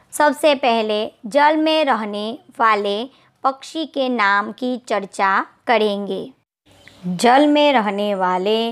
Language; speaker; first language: Hindi; non-native, local second language; Gujarati